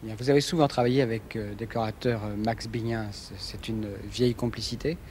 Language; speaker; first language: French; native; French